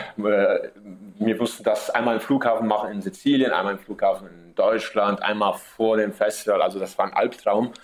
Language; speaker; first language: German; early bilingual, heritage; German